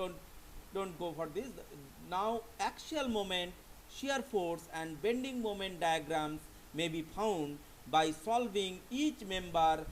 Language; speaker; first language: English; non-native, local second language; Bangla